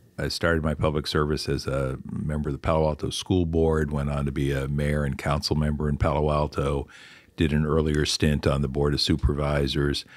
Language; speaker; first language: English; native; English